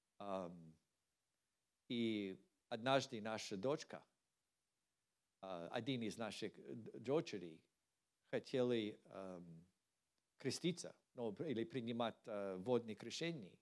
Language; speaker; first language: Russian; non-native, learner; English